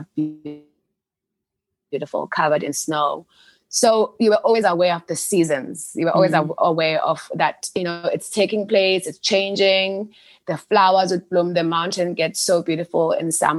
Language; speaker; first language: English; non-native, local second language; Xhosa